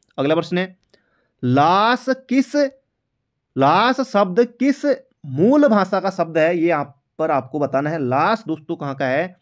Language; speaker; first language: Hindi; native; Hindi